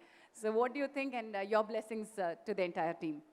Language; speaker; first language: Telugu; native; Telugu